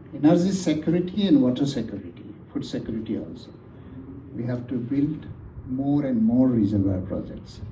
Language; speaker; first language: English; non-native, fluent; Nepali